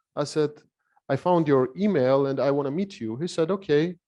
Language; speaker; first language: English; non-native, fluent; Armenian